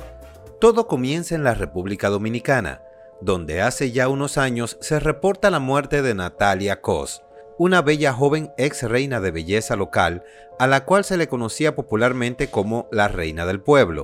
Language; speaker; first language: Spanish; native; Spanish